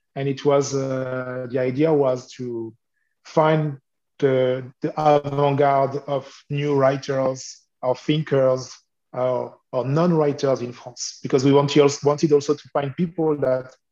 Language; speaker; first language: English; non-native, fluent; French